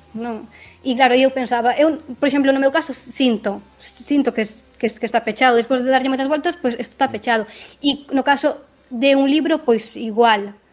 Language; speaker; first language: Galician; native; Galician